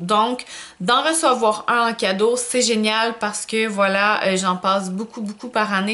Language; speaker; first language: French; native; French